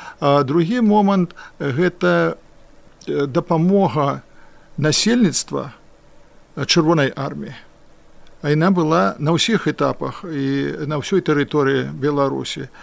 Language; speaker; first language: Belarusian; non-native, local second language; Russian